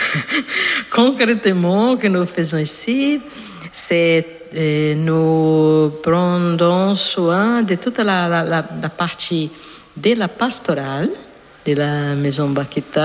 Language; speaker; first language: French; non-native, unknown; Portuguese